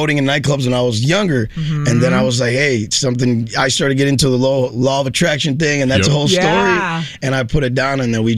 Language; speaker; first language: English; early bilingual, other home language; Spanish